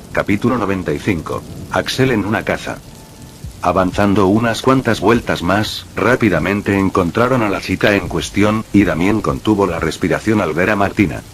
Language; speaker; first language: Spanish; native; Spanish